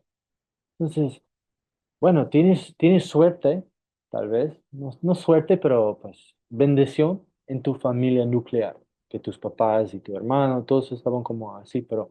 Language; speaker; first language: Spanish; non-native, fluent; English